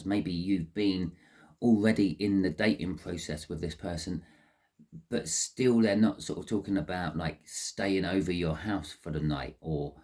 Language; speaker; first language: English; native; English